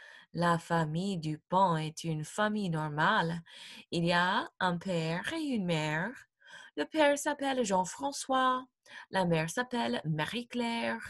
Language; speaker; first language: French; non-native, fluent; English